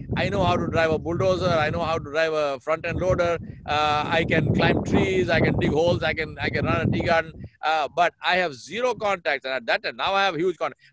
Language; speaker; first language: English; non-native, local second language; Urdu